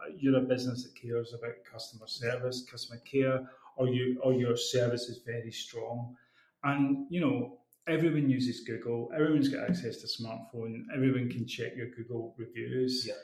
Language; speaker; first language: English; native; English